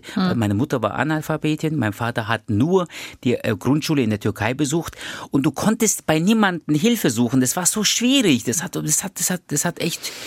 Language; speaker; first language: German; early bilingual, other home language; Turkish